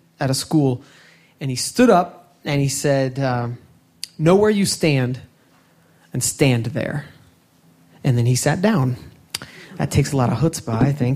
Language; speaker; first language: English; native; English